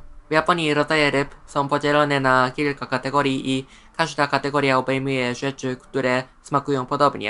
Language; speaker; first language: Polish; non-native, fluent; Japanese